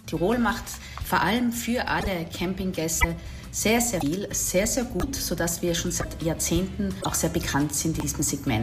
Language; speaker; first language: German; native; German